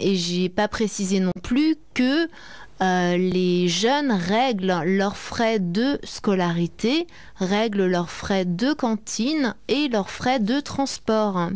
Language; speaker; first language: French; native; French